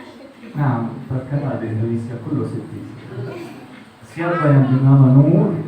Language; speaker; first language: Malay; non-native, learner; Arabic